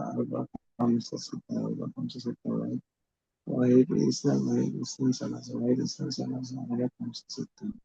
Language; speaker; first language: Arabic; non-native, learner; Bangla